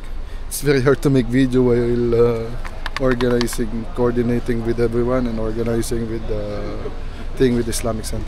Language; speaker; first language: English; non-native, local second language; Filipino